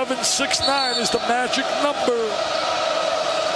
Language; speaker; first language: English; native; English